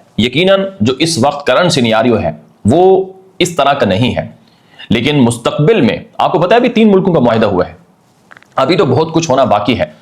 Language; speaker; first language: Urdu; native; Urdu